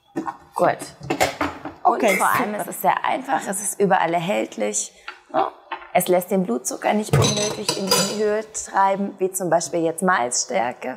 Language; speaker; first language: German; native; German